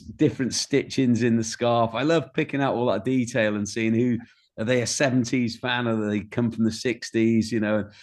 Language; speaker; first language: English; native; English